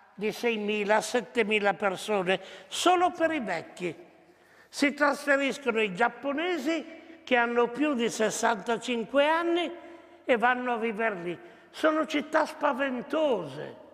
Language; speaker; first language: Italian; native; Italian